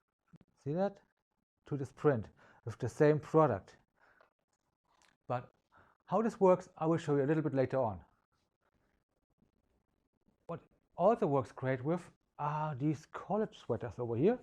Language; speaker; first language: English; non-native, fluent; German